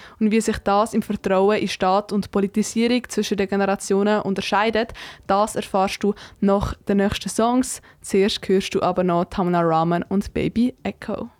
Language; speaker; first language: German; native; German